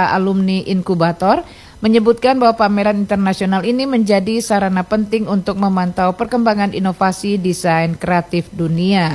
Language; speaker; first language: Indonesian; native; Indonesian